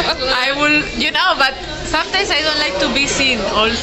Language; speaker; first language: English; non-native, fluent; Spanish